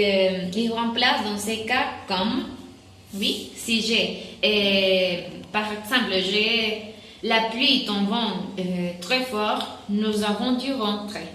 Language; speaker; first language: French; non-native, learner; Spanish